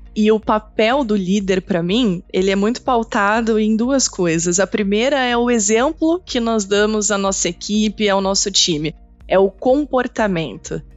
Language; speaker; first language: Portuguese; native; Portuguese